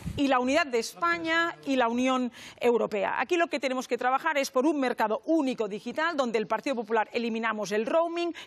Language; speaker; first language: Spanish; native; Spanish